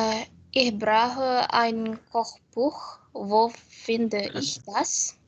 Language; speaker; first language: German; non-native, learner; Indonesian